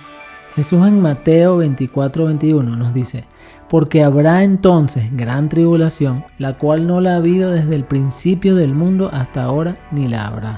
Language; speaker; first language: Spanish; native; Spanish